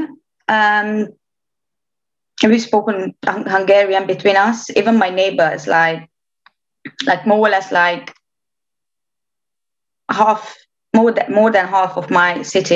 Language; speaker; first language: English; non-native, fluent; Romanian